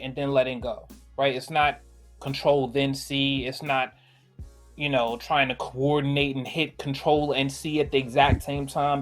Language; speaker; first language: English; native; English